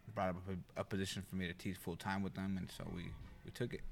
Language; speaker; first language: English; native; English